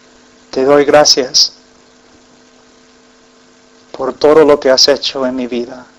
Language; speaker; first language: Spanish; non-native, fluent; English